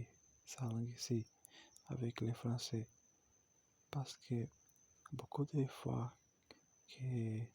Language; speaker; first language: French; non-native, learner; Portuguese